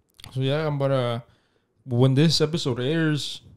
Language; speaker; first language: English; early bilingual, other home language; Spanish